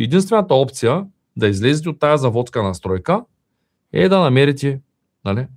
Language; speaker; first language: Bulgarian; native; Bulgarian